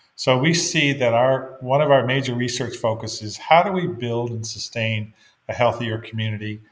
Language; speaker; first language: English; native; English